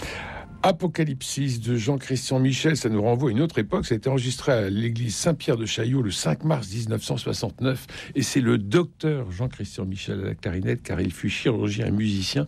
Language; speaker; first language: French; native; French